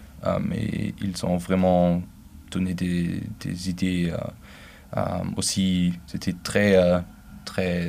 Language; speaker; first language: French; non-native, local second language; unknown